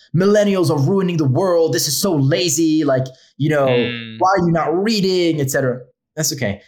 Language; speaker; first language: English; non-native, fluent; Hebrew